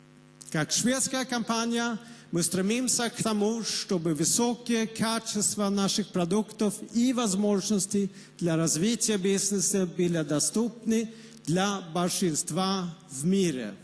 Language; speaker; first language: Russian; non-native, fluent; Swedish